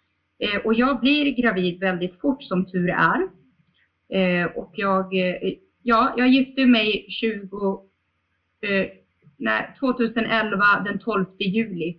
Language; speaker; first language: Swedish; early bilingual, other home language; Bosnian